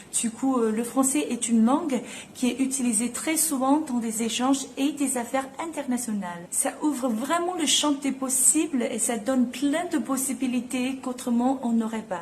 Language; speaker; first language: French; non-native, fluent; Chinese